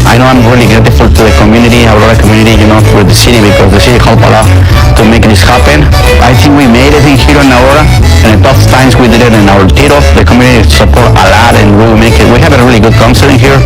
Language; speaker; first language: English; non-native, fluent; Spanish